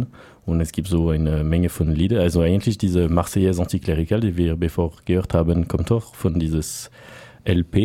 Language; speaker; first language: German; non-native, learner; French